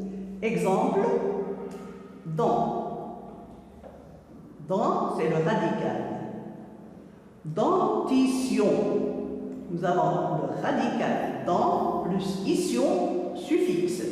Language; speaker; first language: French; non-native, local second language; Arabic